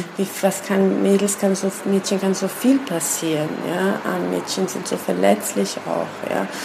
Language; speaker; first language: German; early bilingual, other home language; Persian